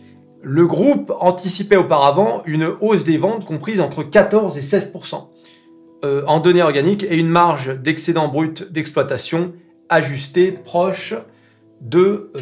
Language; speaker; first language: French; native; French